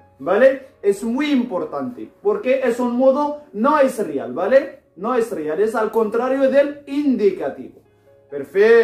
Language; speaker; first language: Spanish; non-native, fluent; Arabic